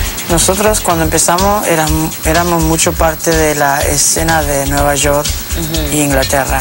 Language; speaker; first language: Spanish; early bilingual, heritage; Spanish